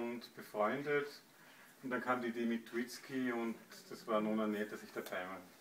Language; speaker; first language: German; native; German